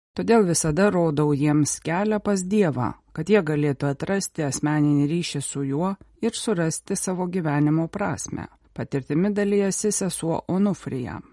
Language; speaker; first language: Lithuanian; native; Lithuanian